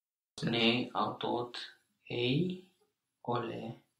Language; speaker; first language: Finnish; non-native, learner; English